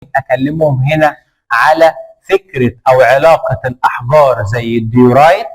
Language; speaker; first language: Arabic; native; Arabic